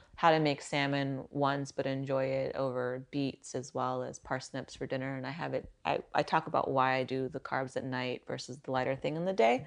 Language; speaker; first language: English; native; English